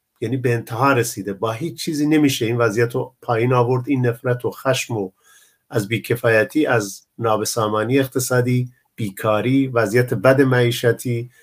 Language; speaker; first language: Persian; non-native, local second language; Central Kurdish